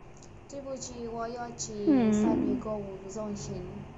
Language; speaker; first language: Chinese; non-native, learner; Malay